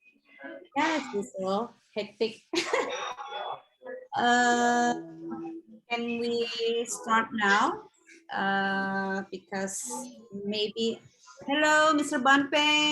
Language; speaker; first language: English; non-native, fluent; Indonesian